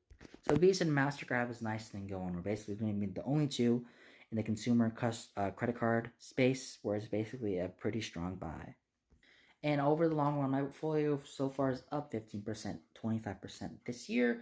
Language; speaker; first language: English; native; English